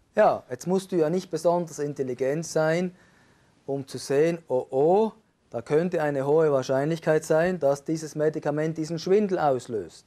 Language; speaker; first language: German; native; German